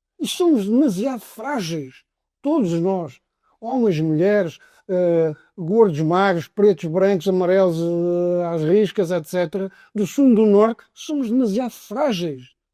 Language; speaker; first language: Portuguese; native; Portuguese